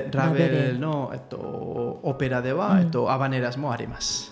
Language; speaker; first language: Japanese; non-native, learner; Catalan